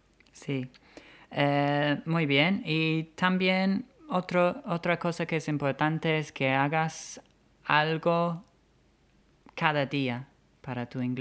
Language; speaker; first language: Spanish; non-native, fluent; English